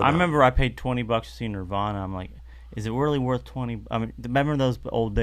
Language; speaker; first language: English; native; English